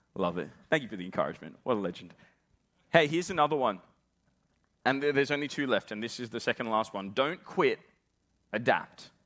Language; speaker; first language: English; native; English